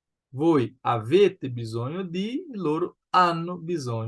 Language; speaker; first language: Italian; non-native, fluent; Portuguese